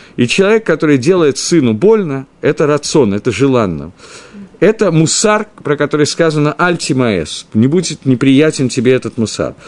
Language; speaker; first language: Russian; early bilingual, heritage; Russian